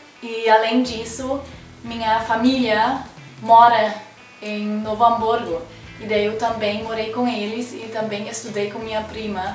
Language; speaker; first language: Portuguese; non-native, fluent; German